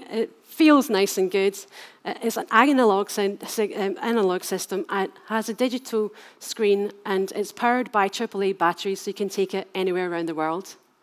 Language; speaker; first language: English; native; English